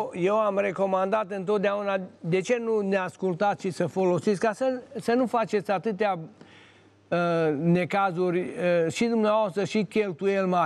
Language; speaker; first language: Romanian; native; Romanian